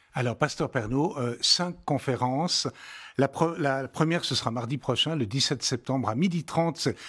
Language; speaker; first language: French; native; French